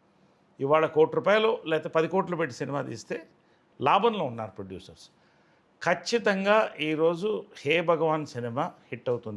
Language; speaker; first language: Telugu; native; Telugu